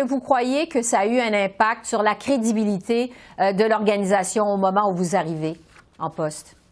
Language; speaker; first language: French; native; French